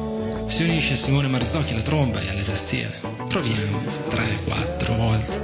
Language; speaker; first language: Italian; native; Italian